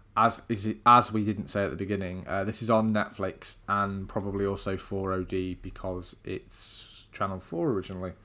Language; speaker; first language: English; native; English